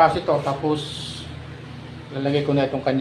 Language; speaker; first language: Filipino; native; Filipino